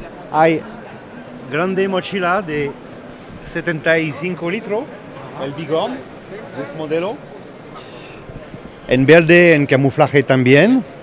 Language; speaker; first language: Spanish; non-native, learner; French